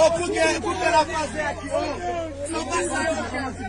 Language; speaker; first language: Portuguese; non-native, learner; Haitian Creole